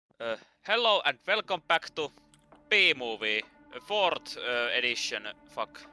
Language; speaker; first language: English; non-native, fluent; Finnish